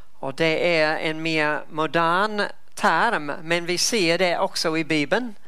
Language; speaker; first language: Swedish; non-native, fluent; English